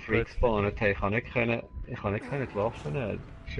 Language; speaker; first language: German; native; German